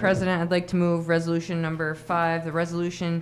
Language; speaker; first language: English; native; English